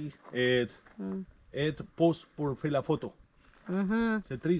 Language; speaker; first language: French; non-native, learner; Spanish